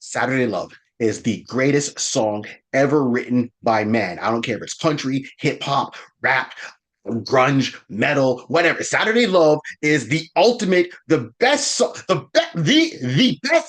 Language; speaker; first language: English; native; English